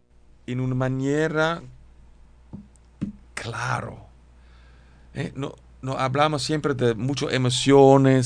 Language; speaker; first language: Spanish; non-native, learner; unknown